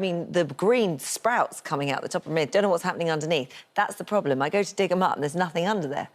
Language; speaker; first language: English; native; English